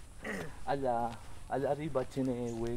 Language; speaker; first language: Spanish; non-native, learner; Chavacano